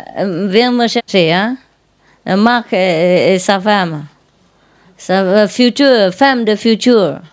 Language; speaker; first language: French; non-native, learner; Vietnamese